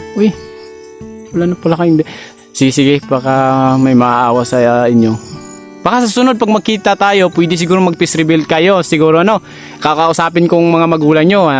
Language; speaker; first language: Filipino; non-native, local second language; Cebuano